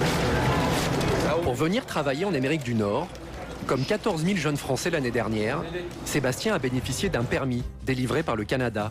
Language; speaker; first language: French; native; French